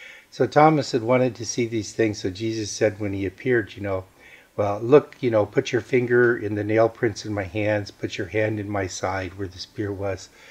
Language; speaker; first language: English; native; English